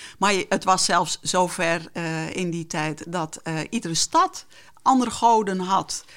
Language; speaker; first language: Dutch; non-native, local second language; Western Frisian